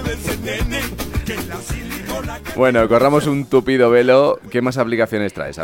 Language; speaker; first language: Spanish; native; Spanish